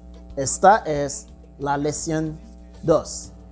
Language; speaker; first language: Spanish; non-native, fluent; Haitian Creole